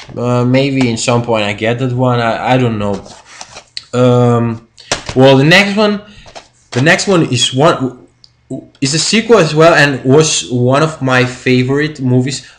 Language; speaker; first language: English; non-native, fluent; Spanish